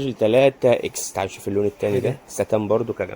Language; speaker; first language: Arabic; native; Arabic